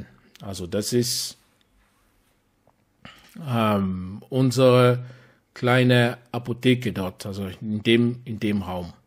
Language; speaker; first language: German; non-native, fluent; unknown